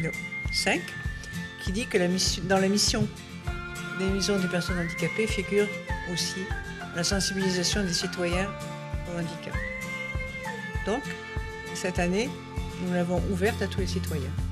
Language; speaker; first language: French; native; French